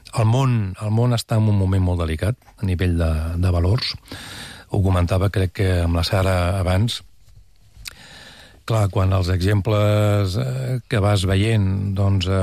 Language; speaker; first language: Catalan; native; Catalan